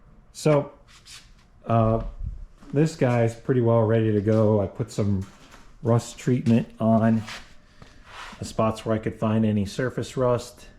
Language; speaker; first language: English; native; English